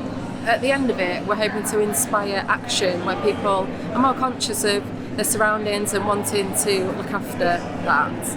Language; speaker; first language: English; native; English